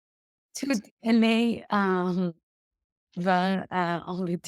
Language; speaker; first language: French; non-native, learner; English